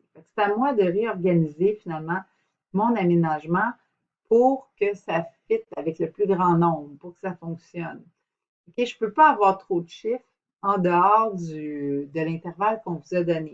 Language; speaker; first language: French; native; French